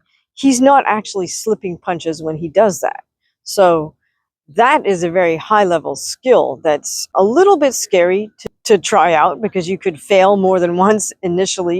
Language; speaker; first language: English; native; English